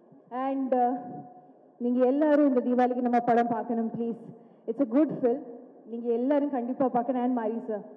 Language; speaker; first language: Tamil; non-native, local second language; Malayalam